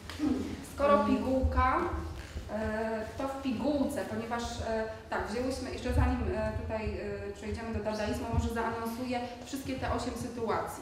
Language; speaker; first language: Polish; native; Polish